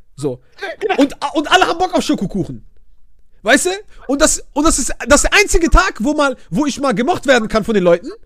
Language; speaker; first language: German; early bilingual, other home language; Arabic